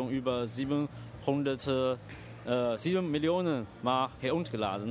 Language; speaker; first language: German; non-native, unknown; Chinese